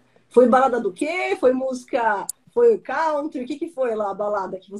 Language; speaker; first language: Portuguese; native; Portuguese